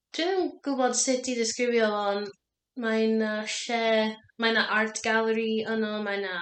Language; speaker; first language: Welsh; non-native, learner; English